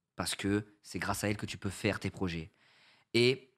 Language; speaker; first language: French; native; French